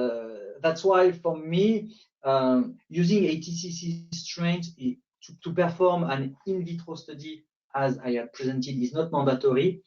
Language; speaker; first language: English; non-native, fluent; French